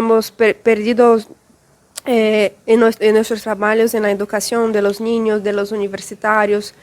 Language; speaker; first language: Spanish; non-native, fluent; Portuguese